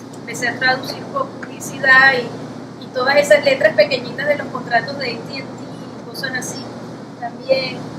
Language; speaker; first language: Spanish; native; Spanish